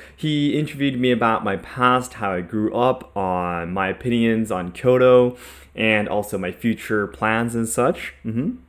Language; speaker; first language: English; non-native, fluent; Japanese